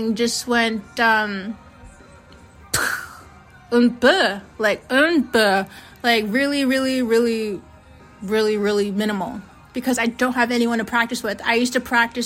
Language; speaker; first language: English; early bilingual, other home language; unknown